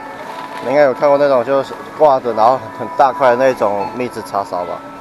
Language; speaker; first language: Chinese; native; Chinese